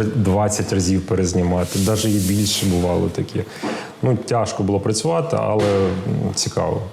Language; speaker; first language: Ukrainian; non-native, local second language; Russian